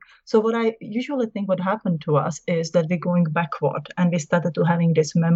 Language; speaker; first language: English; non-native, fluent; Czech